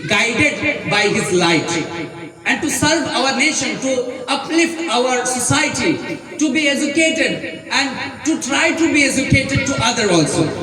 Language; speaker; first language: English; non-native, local second language; Bangla